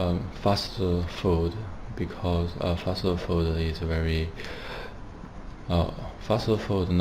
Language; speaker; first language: English; non-native, learner; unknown